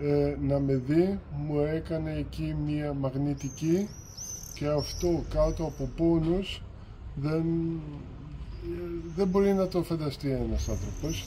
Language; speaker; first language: Greek; early bilingual, heritage; Greek